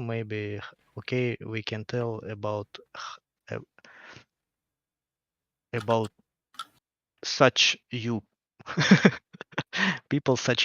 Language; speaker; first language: English; non-native, learner; Russian